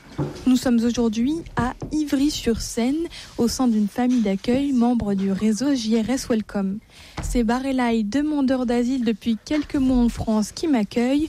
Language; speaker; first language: French; native; French